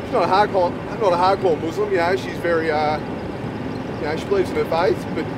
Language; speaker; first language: English; native; English